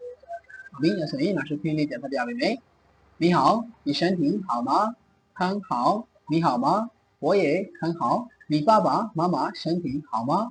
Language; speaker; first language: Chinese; non-native, fluent; Burmese